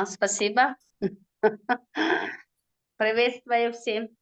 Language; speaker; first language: Russian; non-native, learner; Tajik